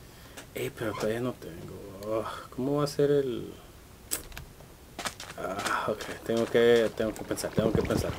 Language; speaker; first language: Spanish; early bilingual, heritage; Spanish